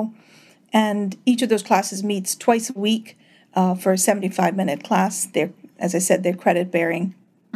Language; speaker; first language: English; native; English